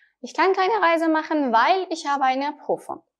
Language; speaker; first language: German; non-native, fluent; Persian